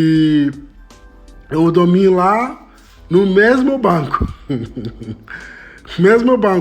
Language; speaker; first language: Portuguese; non-native, fluent; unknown